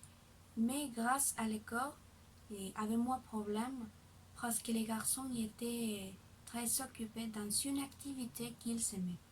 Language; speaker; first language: French; non-native, learner; Spanish